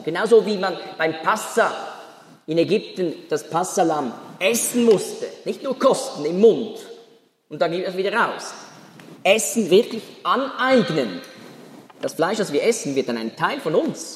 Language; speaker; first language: German; native; German